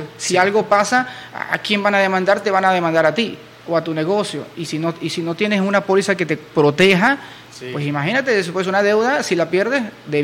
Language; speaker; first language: Spanish; native; Spanish